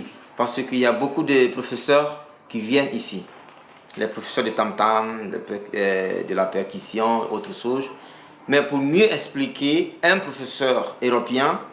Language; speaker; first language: French; non-native, local second language; Mandingo